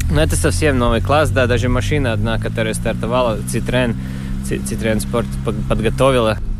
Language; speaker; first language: Russian; non-native, local second language; Latvian